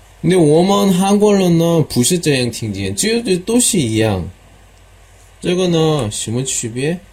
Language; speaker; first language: Chinese; non-native, learner; Korean